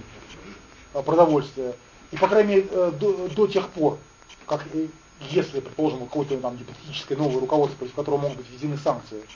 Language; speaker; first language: Russian; native; Russian